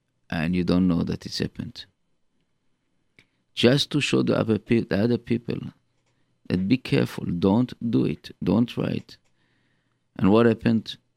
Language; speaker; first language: English; non-native, fluent; Hebrew